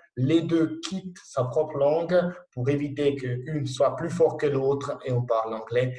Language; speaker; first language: French; non-native, local second language; Italian